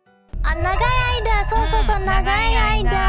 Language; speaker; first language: Japanese; non-native, learner; Indonesian